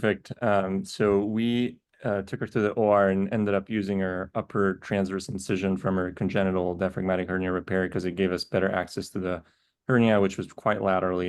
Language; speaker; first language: English; native; English